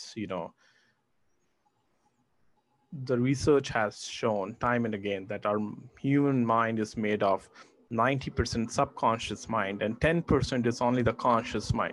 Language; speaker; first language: English; non-native, local second language; Hindi